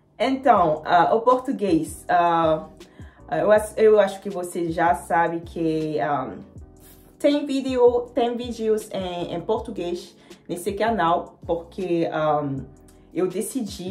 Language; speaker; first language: Portuguese; non-native, learner; French